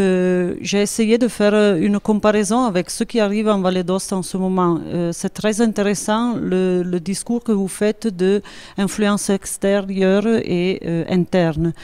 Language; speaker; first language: French; non-native, local second language; Italian